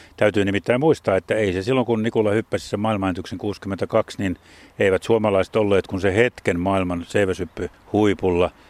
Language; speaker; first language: Finnish; native; Finnish